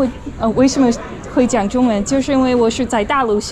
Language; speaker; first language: Chinese; non-native, fluent; English